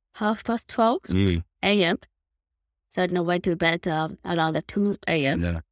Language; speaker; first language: English; non-native, learner; Japanese